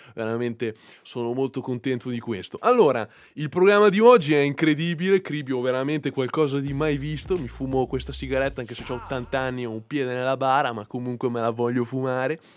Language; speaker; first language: Italian; native; Italian